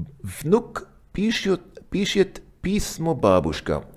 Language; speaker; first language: Russian; non-native, learner; English